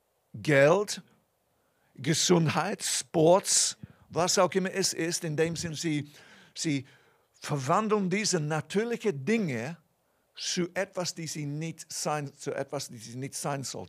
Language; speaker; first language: German; non-native, fluent; English